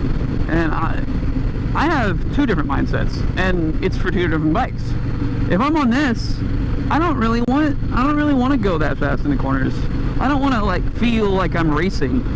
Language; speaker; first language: English; native; English